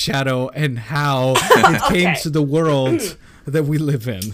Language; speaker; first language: English; non-native, fluent; Bulgarian